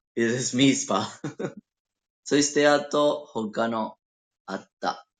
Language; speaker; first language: Japanese; non-native, learner; Spanish